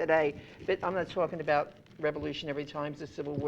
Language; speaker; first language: English; native; English